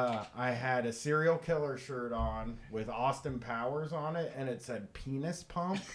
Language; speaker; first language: English; native; English